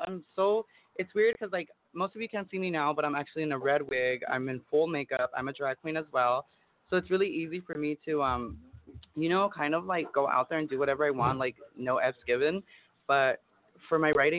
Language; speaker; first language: English; native; English